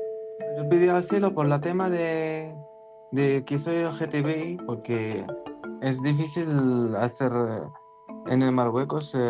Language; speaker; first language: Spanish; non-native, learner; Arabic